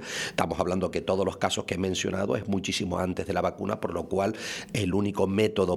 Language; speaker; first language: Spanish; native; Spanish